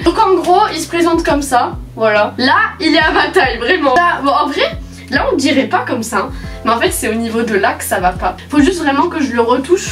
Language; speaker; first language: French; native; French